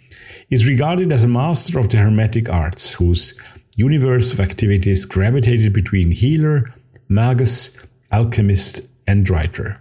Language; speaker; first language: English; non-native, fluent; German